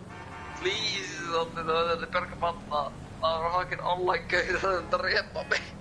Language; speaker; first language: Icelandic; early bilingual, heritage; Icelandic